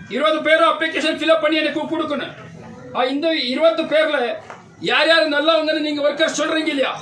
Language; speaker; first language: Tamil; non-native, learner; Kannada